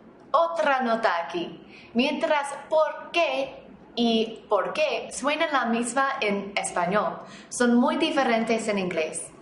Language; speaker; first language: Spanish; non-native, fluent; English